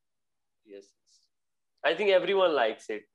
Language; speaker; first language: English; non-native, learner; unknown